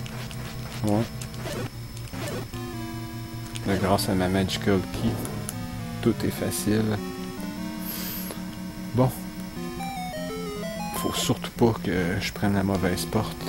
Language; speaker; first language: French; native; French